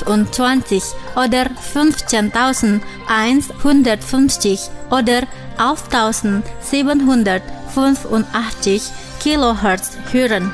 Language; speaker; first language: German; non-native, fluent; Indonesian